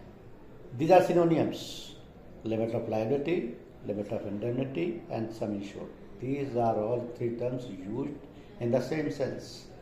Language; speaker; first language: English; non-native, local second language; Hindi